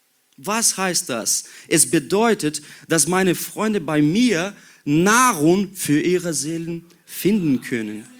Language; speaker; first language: German; non-native, learner; Portuguese